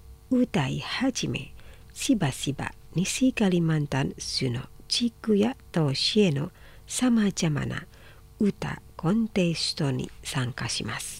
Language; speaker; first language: Japanese; non-native, fluent; Indonesian